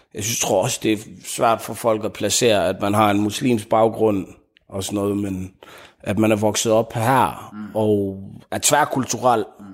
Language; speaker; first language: Danish; early bilingual, other home language; Tigrinya